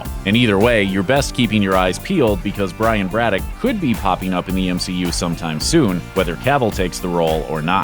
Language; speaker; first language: English; native; English